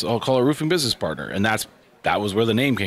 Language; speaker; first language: English; native; English